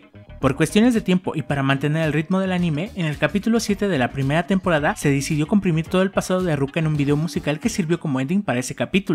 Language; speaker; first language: Spanish; native; Spanish